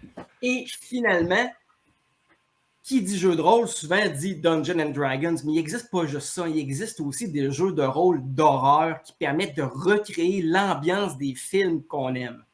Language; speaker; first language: French; native; French